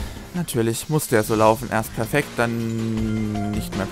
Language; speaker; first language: German; native; German